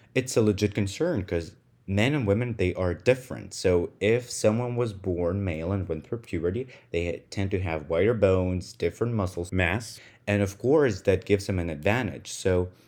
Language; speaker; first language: English; non-native, fluent; Russian